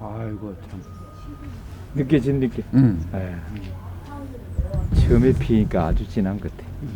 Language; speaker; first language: Korean; native; Korean